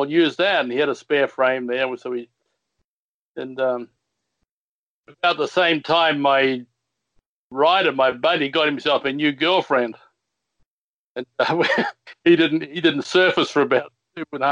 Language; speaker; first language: English; native; English